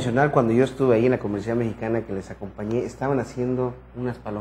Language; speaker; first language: Spanish; native; Spanish